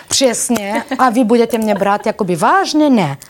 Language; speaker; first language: Czech; non-native, fluent; Bulgarian